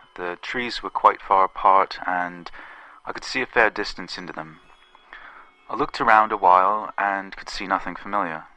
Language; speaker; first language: English; native; English